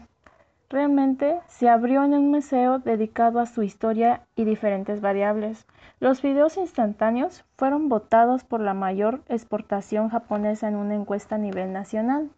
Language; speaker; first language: Spanish; native; Spanish